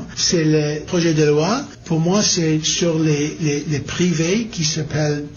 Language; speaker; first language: French; non-native, learner; English